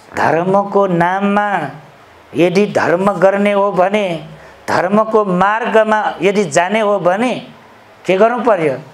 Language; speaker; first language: Nepali; non-native, local second language; Newari